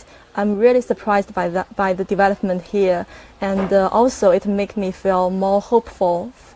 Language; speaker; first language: English; non-native, fluent; Chinese